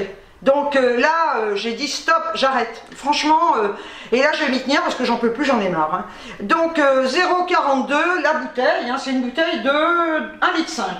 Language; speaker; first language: French; native; French